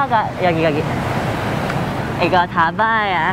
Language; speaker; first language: Korean; non-native, fluent; Thai